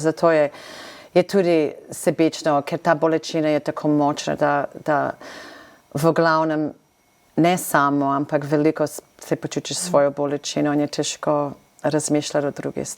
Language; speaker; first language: Slovenian; non-native, fluent; English